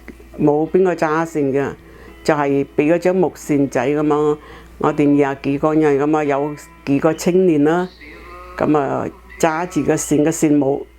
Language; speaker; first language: Cantonese; early bilingual, heritage; Cantonese